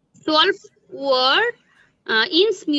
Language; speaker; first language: German; non-native, learner; Bangla